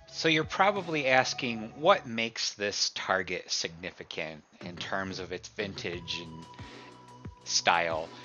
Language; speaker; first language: English; native; English